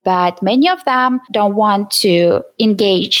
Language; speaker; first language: English; non-native, fluent; Ukrainian